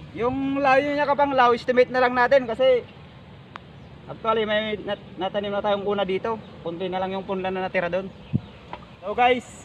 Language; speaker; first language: Filipino; non-native, local second language; Iloko